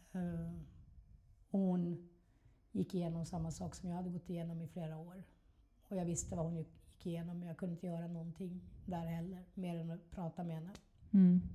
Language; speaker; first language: Swedish; native; Swedish